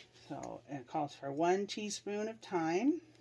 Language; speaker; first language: English; native; English